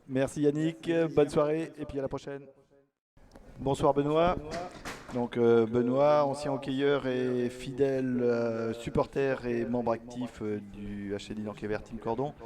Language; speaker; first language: French; native; French